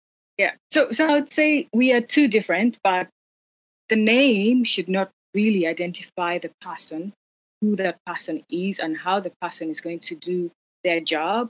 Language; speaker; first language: English; non-native, local second language; Acoli